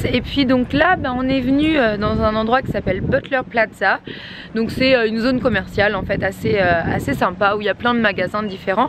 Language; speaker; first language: French; native; French